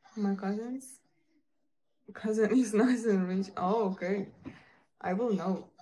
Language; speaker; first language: English; non-native, learner; Ukrainian